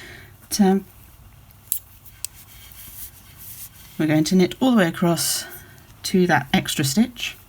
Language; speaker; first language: English; native; English